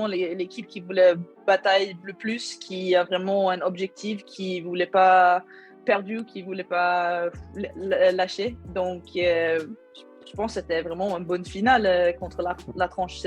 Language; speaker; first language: French; non-native, learner; Swedish